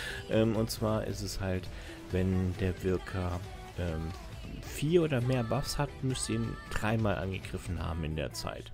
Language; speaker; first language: German; native; German